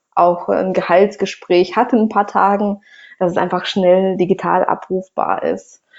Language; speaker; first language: German; non-native, fluent; Russian